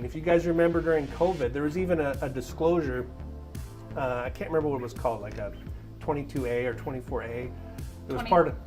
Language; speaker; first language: English; native; English